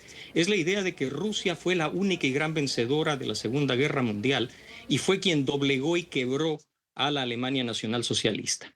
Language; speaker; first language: Spanish; native; Spanish